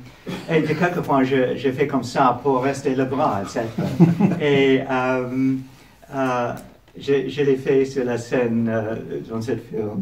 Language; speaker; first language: French; non-native, learner; English